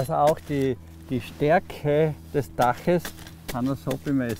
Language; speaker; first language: German; native; German